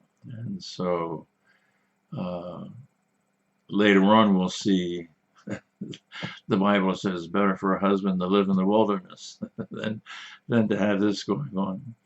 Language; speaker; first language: English; native; English